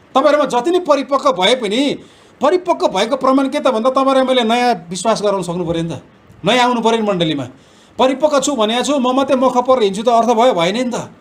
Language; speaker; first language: Nepali; non-native, local second language; Eastern Tamang